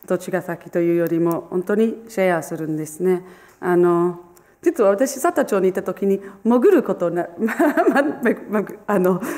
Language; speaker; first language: Japanese; non-native, fluent; English